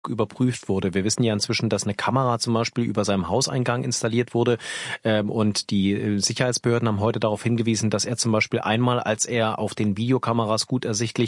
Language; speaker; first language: German; native; German